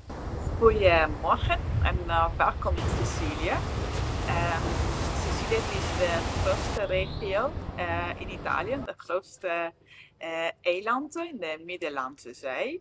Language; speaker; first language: Dutch; non-native, fluent; Italian